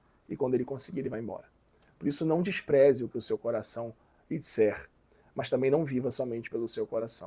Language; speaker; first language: Portuguese; native; Portuguese